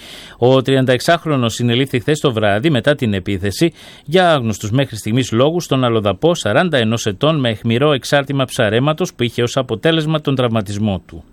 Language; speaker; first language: Greek; native; Greek